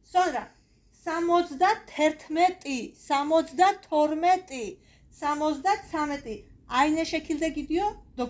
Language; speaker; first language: Turkish; non-native, fluent; Georgian